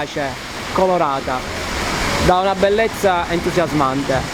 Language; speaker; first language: Italian; native; Italian